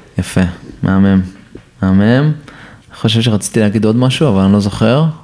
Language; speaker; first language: Hebrew; native; Hebrew